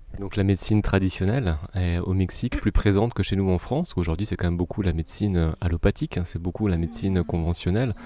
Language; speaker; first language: French; native; French